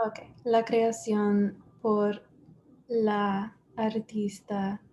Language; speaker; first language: Spanish; non-native, learner; English